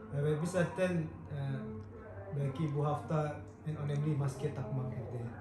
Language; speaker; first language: Turkish; non-native, learner; Indonesian